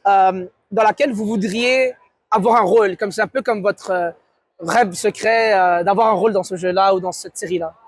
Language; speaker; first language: French; native; French